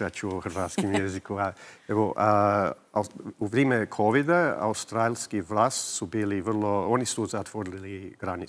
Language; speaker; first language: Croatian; early bilingual, heritage; English